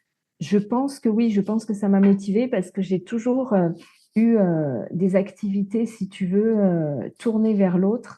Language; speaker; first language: French; native; French